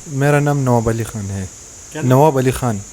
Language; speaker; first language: Hindi; non-native, local second language; Pashto